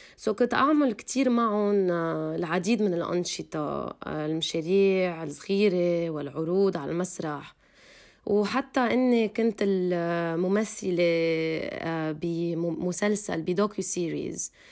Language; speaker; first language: Arabic; non-native, local second language; Armenian